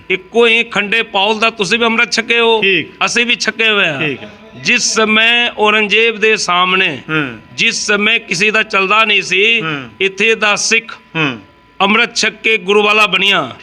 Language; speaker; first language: Punjabi; non-native, local second language; Hindi